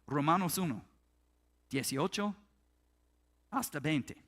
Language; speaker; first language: Spanish; non-native, learner; English